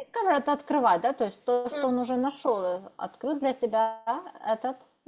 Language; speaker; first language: Russian; native; Russian